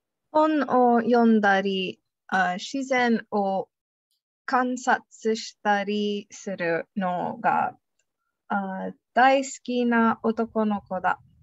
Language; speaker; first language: Japanese; non-native, learner; English